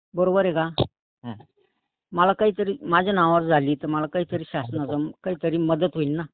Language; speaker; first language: Marathi; native; Marathi